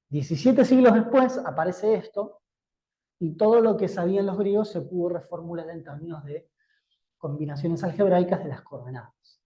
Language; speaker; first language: Spanish; native; Spanish